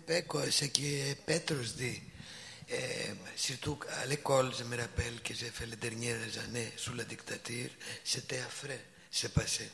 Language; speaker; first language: French; non-native, fluent; Greek